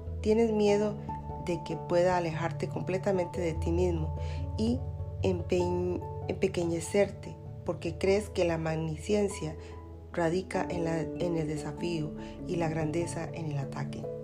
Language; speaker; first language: Spanish; native; Spanish